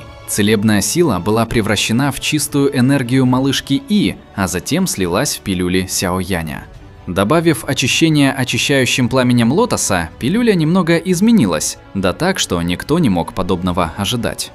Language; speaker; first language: Russian; native; Russian